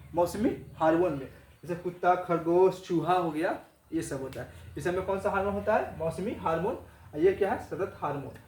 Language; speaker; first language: Hindi; native; Hindi